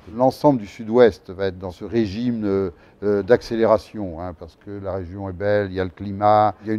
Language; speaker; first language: French; native; French